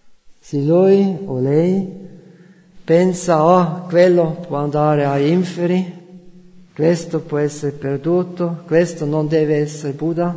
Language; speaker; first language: Italian; non-native, fluent; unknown